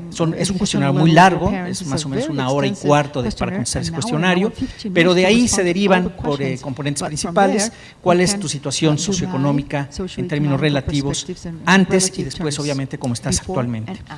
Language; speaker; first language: Spanish; native; Spanish